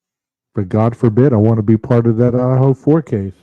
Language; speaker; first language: English; native; English